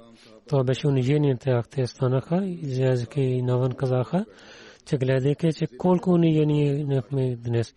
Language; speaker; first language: Bulgarian; non-native, learner; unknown